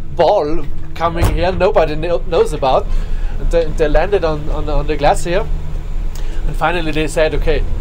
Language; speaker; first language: English; non-native, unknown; German